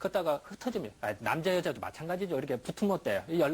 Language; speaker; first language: Korean; native; Korean